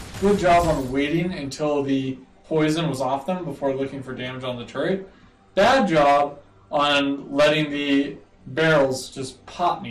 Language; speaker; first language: English; native; English